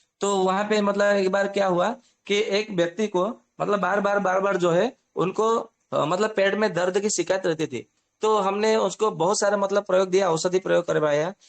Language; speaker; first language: Hindi; non-native, local second language; Odia